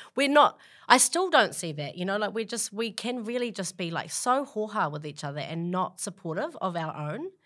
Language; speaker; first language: English; native; English